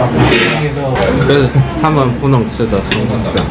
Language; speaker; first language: Chinese; non-native, learner; Korean